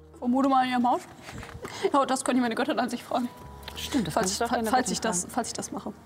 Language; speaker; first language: German; native; German